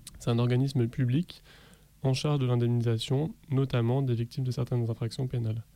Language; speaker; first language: French; native; French